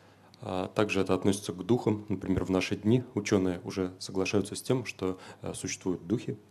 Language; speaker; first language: Russian; native; Russian